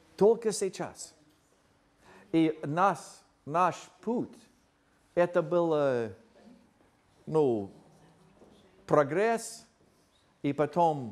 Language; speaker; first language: Russian; non-native, fluent; English